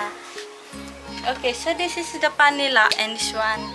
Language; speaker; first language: English; non-native, learner; Indonesian